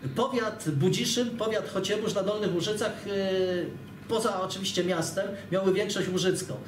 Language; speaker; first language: Polish; native; Polish